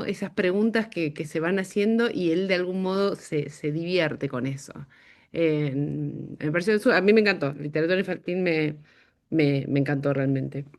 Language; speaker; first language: Spanish; native; Spanish